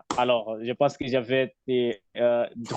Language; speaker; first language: French; non-native, learner; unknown